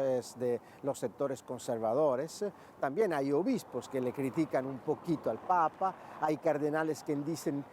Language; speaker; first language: Spanish; non-native, learner; Italian